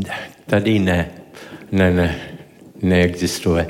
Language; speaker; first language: Czech; non-native, learner; English